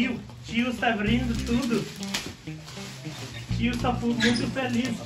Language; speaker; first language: Portuguese; non-native, learner; Hindi